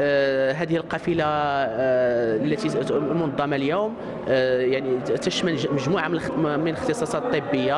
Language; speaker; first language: Arabic; native; Arabic